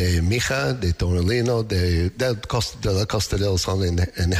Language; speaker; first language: Spanish; non-native, learner; English